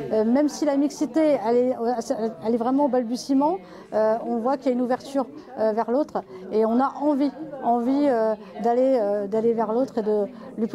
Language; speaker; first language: French; native; French